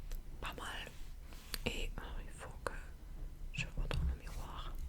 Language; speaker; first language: French; non-native, fluent; English